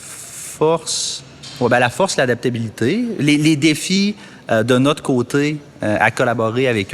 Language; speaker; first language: French; native; French